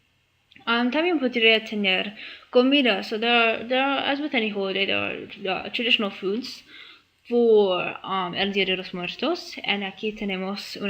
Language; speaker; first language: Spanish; non-native, learner; English